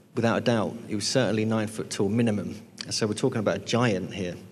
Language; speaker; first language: English; native; English